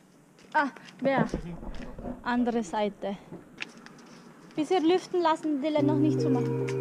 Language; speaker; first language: German; non-native, fluent; Filipino